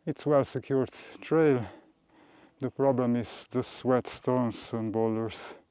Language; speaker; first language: English; non-native, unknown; Slovenian